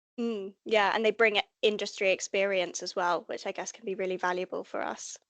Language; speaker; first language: English; native; English